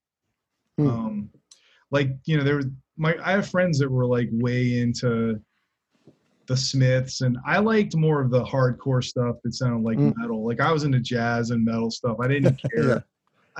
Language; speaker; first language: English; native; English